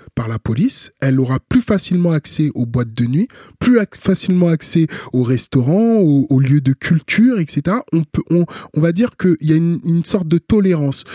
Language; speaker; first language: French; early bilingual, other home language; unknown